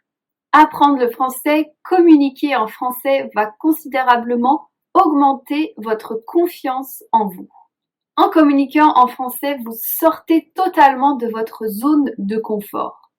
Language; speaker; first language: French; native; French